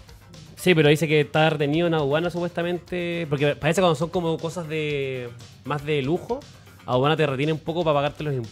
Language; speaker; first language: Spanish; native; Spanish